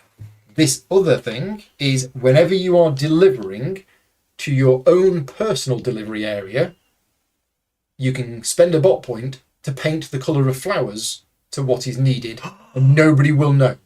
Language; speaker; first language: English; native; English